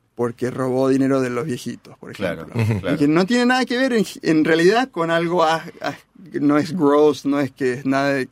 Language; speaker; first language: Spanish; early bilingual, heritage; Spanish